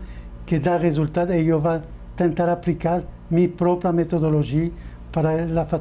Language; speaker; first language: Portuguese; non-native, fluent; French